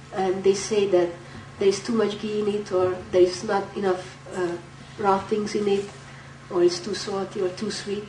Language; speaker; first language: English; non-native, fluent; Hungarian